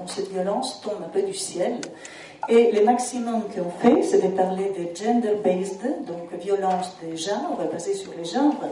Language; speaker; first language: French; non-native, fluent; Italian